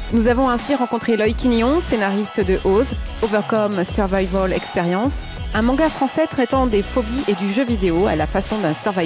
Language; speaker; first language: French; native; French